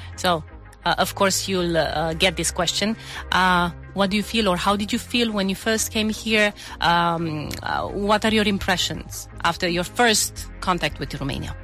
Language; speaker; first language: English; non-native, fluent; Romanian